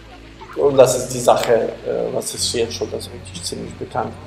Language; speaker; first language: German; non-native, fluent; Ukrainian